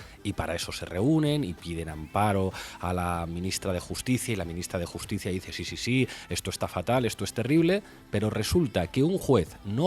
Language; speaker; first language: Spanish; native; Spanish